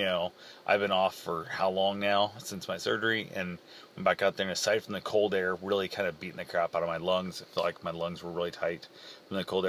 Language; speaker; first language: English; native; English